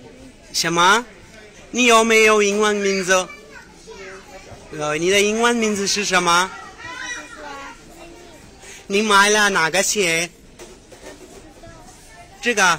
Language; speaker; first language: Chinese; non-native, learner; Pashto